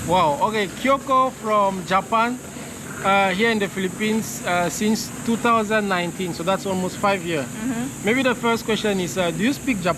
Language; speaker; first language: English; non-native, learner; French